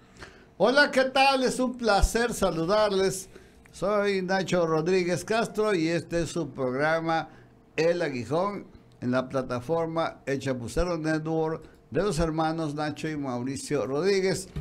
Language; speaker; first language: Spanish; native; Spanish